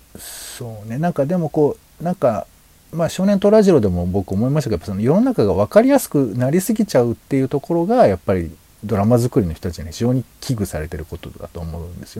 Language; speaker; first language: Japanese; native; Japanese